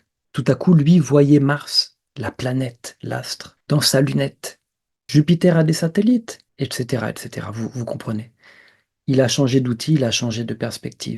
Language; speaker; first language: French; native; French